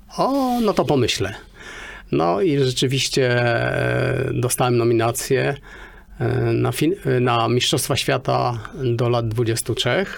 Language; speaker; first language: Polish; native; Polish